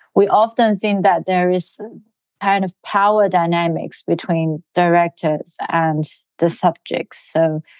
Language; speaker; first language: English; non-native, local second language; Cantonese